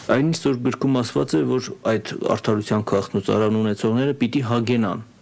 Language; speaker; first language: Armenian; native; Armenian